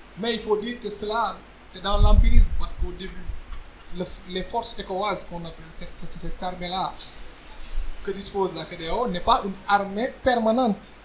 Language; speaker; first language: French; non-native, local second language; Wolof